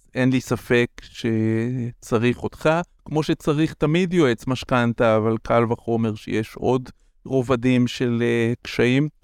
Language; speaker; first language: Hebrew; native; Hebrew